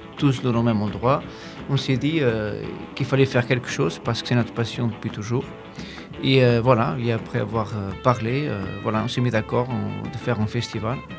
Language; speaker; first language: French; non-native, fluent; Portuguese